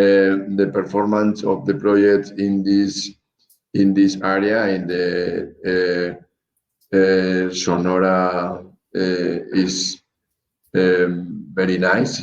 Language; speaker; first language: English; non-native, learner; Spanish